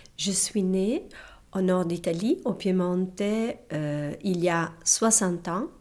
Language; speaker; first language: French; non-native, fluent; Italian